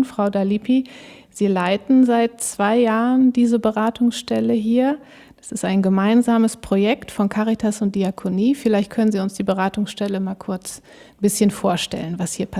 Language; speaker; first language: German; native; German